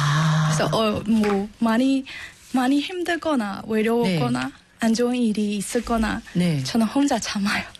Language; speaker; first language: Korean; non-native, learner; Burmese